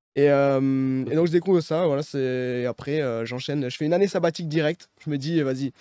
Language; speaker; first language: French; native; French